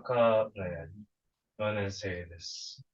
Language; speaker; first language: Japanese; non-native, learner; Korean